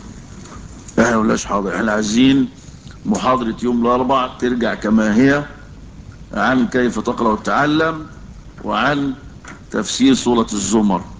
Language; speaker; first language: Arabic; native; Arabic